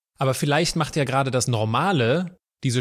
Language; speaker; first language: German; native; German